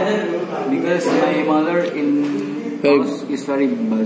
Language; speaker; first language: English; non-native, learner; Indonesian